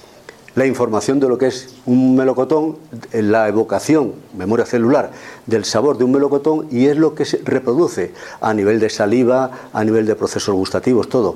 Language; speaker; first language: Spanish; native; Spanish